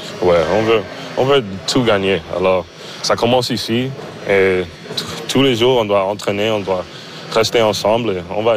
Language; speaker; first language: French; non-native, learner; English